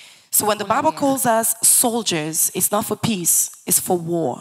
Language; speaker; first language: English; early bilingual, other home language; Lingala